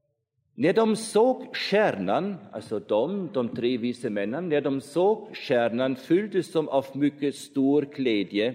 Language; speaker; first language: Swedish; non-native, fluent; German